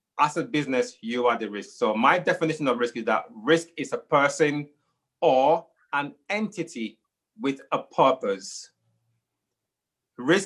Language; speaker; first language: English; non-native, local second language; Igbo